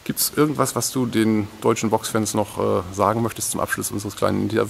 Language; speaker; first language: German; native; German